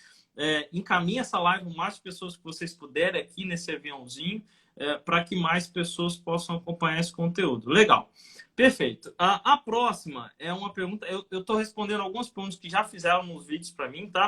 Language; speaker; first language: Portuguese; native; Portuguese